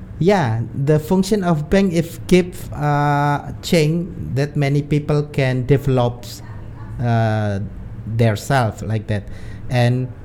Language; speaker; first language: English; non-native, learner; Indonesian